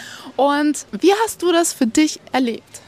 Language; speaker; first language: German; native; German